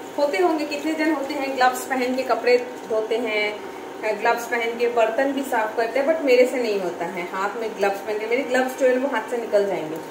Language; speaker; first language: Hindi; non-native, local second language; Bangla